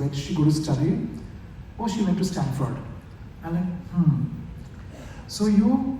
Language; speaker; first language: English; non-native, local second language; Bangla